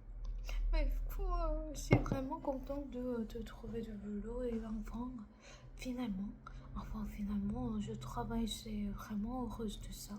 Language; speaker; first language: French; non-native, learner; Korean